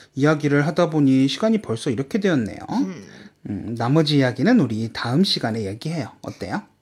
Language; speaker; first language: Korean; native; Korean